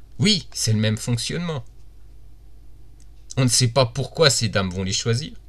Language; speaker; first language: French; native; French